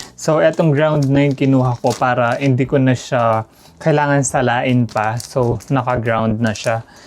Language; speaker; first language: Filipino; non-native, local second language; Pampanga